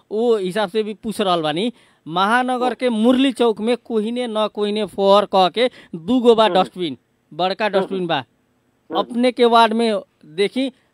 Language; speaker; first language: Bhojpuri; native; Bhojpuri